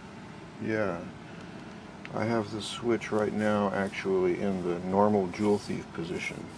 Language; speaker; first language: English; native; English